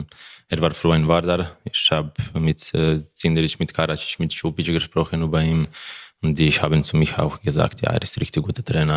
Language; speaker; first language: German; non-native, learner; Croatian